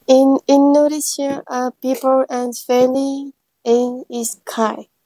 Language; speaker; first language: English; non-native, learner; Thai